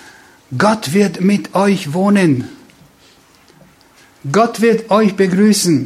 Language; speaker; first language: German; non-native, fluent; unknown